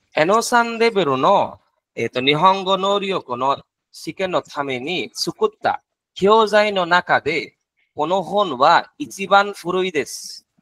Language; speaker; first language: Japanese; non-native, fluent; Bangla